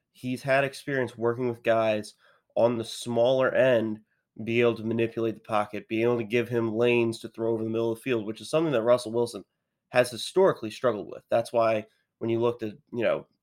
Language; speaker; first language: English; native; English